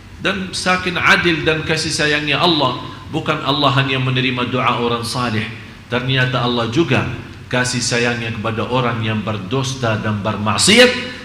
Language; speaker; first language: Indonesian; non-native, fluent; Arabic